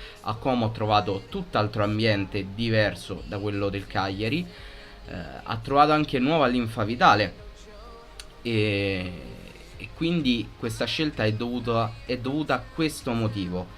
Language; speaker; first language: Italian; native; Italian